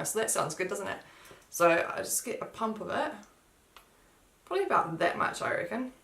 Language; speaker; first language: English; native; English